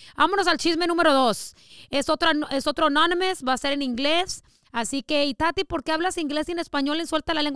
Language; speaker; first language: Spanish; early bilingual, heritage; Spanish